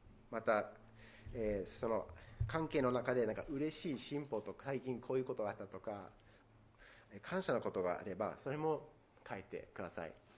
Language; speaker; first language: Japanese; non-native, fluent; English